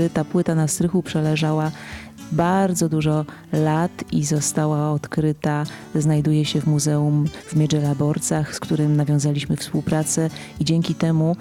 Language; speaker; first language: Polish; native; Polish